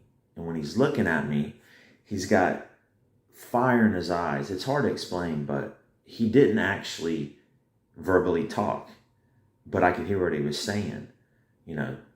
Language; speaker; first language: English; native; English